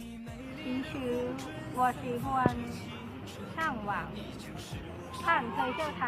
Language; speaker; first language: Chinese; non-native, learner; Thai